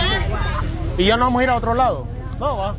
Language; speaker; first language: Spanish; native; Spanish